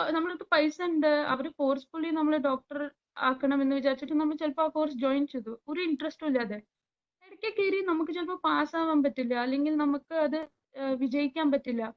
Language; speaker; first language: Malayalam; early bilingual, heritage; Malayalam